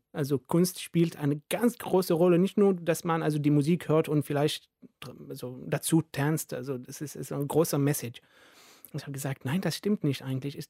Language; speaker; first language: German; non-native, fluent; Arabic